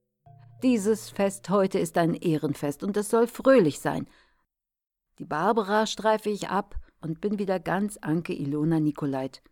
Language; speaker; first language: German; native; German